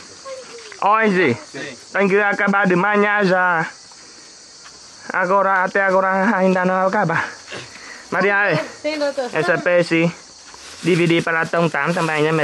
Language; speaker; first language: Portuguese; non-native, learner; Vietnamese